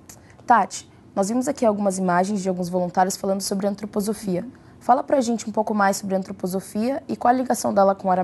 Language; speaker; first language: Portuguese; native; Portuguese